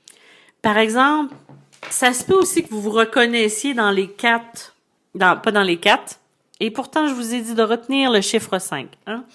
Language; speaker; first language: French; native; French